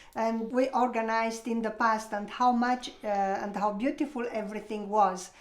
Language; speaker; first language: English; non-native, fluent; Romanian